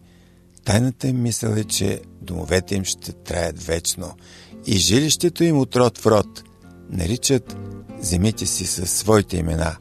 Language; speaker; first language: Bulgarian; native; Bulgarian